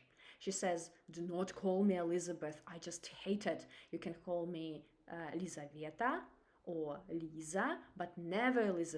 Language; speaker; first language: English; non-native, fluent; Russian